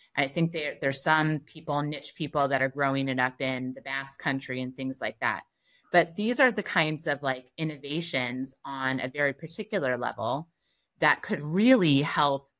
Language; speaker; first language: English; native; English